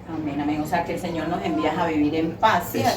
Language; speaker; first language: Spanish; native; Spanish